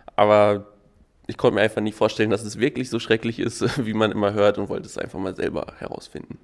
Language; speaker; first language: German; native; German